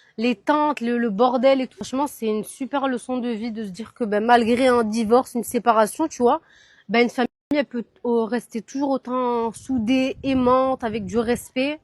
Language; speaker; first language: French; early bilingual, other home language; Arabic